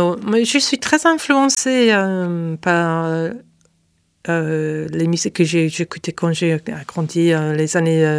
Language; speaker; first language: French; non-native, fluent; English